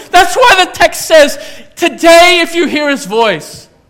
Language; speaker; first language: English; native; English